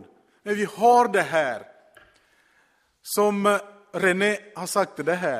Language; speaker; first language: Swedish; non-native, fluent; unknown